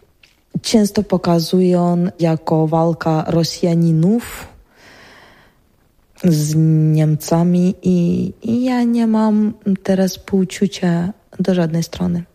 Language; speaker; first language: Polish; non-native, learner; Ukrainian